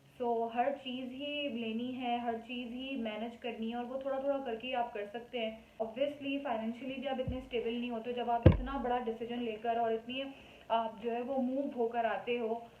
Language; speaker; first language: Urdu; native; Urdu